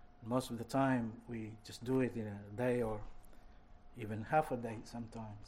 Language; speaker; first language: English; non-native, local second language; Filipino